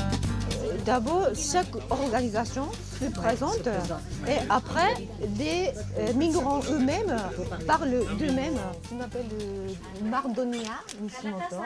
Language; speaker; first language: French; non-native, fluent; Japanese